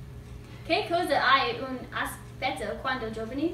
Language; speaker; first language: Italian; non-native, learner; English